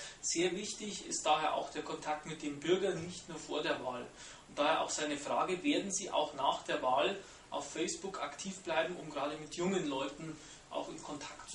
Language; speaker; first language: German; native; German